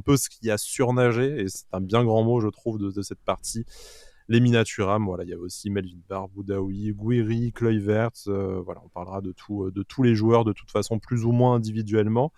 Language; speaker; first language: French; native; French